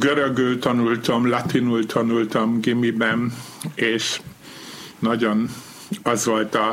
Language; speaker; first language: Hungarian; non-native, fluent; German